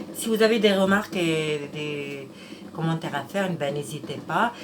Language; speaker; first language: French; non-native, local second language; Arabic